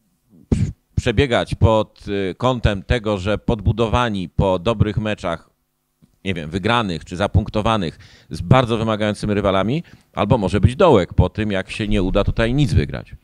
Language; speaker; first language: Polish; native; Polish